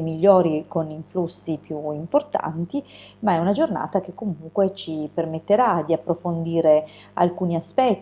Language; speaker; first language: Italian; native; Italian